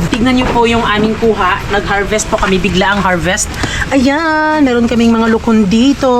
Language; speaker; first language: Filipino; non-native, local second language; Cebuano